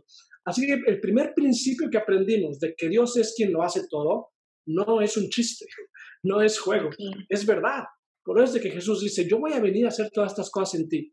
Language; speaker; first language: Spanish; native; Spanish